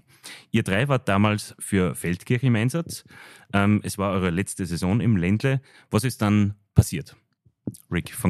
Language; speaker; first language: German; native; German